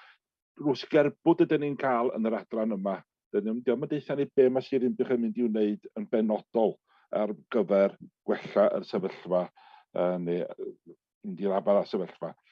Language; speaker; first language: Welsh; native; Welsh